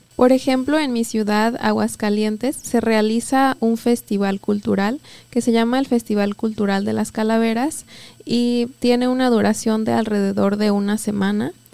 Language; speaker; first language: Spanish; native; Spanish